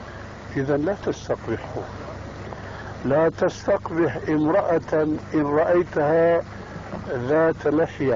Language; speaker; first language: Arabic; early bilingual, other home language; Albanian